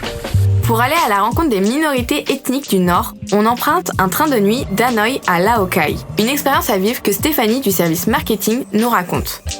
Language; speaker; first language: French; native; French